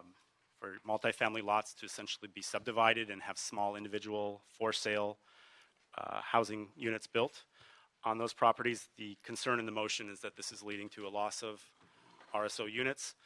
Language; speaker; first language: English; native; English